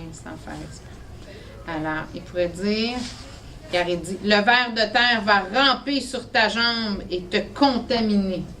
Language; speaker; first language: French; native; French